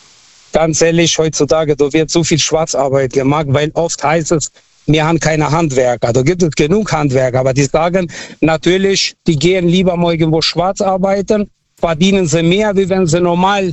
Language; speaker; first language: German; non-native, fluent; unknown